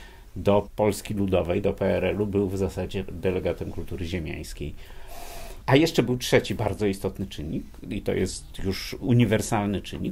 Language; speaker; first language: Polish; native; Polish